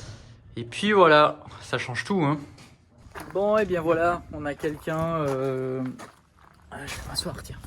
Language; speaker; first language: French; native; French